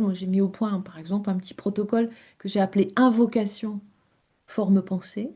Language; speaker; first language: French; native; French